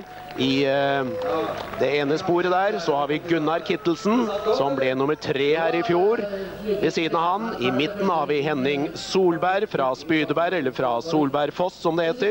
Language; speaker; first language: Norwegian; native; Norwegian